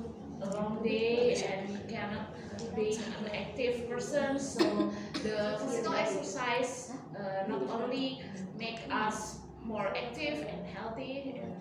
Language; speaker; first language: English; non-native, learner; Indonesian